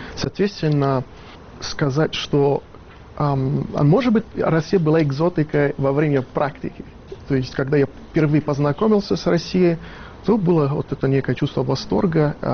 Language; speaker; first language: Russian; non-native, fluent; Italian